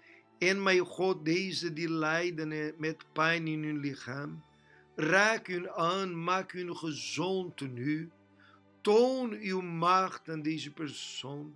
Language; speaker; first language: Dutch; non-native, fluent; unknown